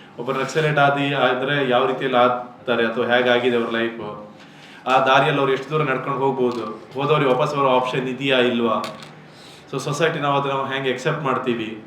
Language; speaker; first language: Kannada; native; Kannada